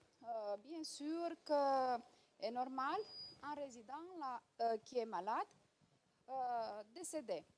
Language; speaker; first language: French; non-native, learner; Romanian